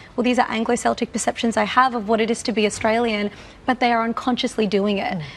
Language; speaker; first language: English; native; English